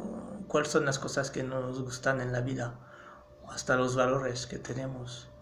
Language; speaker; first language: Spanish; non-native, fluent; French